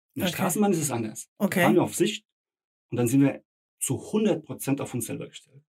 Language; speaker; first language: German; early bilingual, other home language; Bosnian